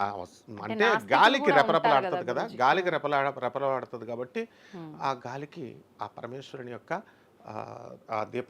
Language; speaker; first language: Telugu; native; Telugu